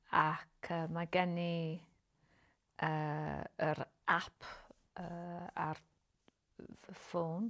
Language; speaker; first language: Welsh; non-native, learner; English